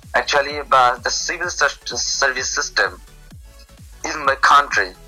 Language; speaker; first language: English; non-native, local second language; Bangla